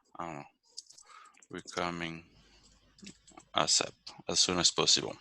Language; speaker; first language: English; non-native, fluent; French